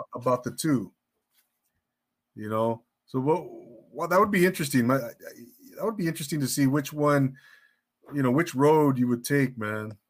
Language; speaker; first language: English; early bilingual, other home language; Spanish